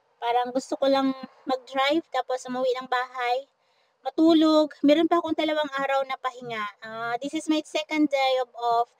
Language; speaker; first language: Filipino; non-native, local second language; Hiligaynon